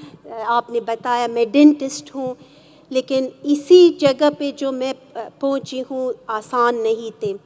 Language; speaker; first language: Hindi; non-native, fluent; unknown